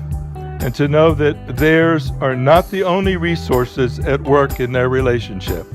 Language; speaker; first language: English; native; English